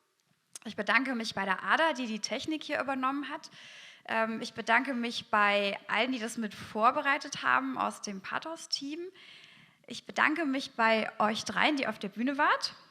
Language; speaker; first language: German; native; German